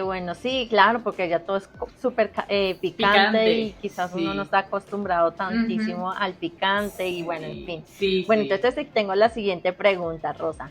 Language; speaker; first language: Spanish; native; Spanish